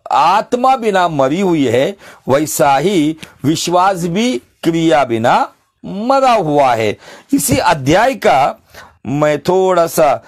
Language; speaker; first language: Hindi; non-native, local second language; Marathi